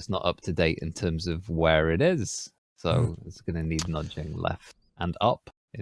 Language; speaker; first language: English; native; English